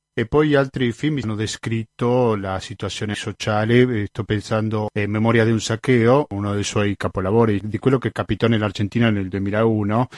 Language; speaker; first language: Italian; non-native, fluent; Spanish